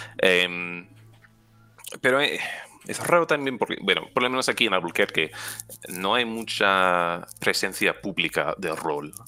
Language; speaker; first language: Spanish; non-native, fluent; English